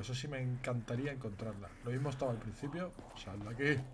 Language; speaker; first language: Spanish; native; Spanish